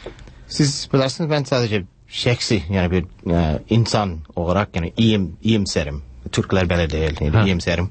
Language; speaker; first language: Turkish; non-native, fluent; English